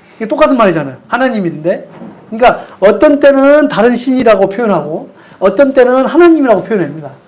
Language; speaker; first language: Korean; native; Korean